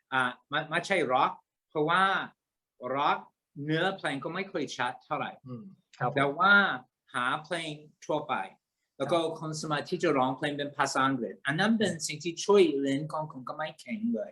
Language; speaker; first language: Thai; non-native, fluent; English